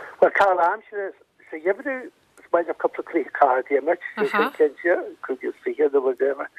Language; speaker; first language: Irish; native; Irish